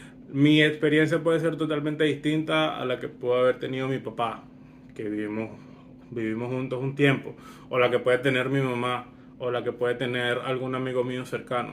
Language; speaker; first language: Spanish; early bilingual, other home language; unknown